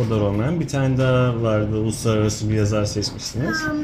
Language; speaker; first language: Turkish; native; Turkish